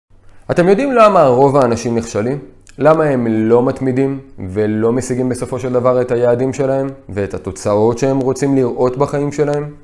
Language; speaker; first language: Hebrew; native; Hebrew